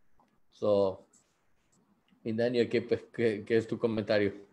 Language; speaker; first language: Spanish; non-native, learner; English